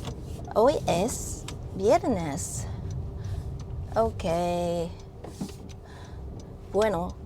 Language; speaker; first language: Spanish; non-native, learner; Japanese